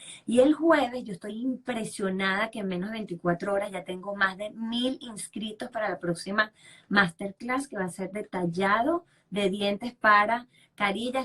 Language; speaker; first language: Spanish; native; Spanish